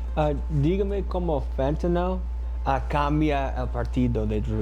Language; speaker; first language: Spanish; non-native, learner; English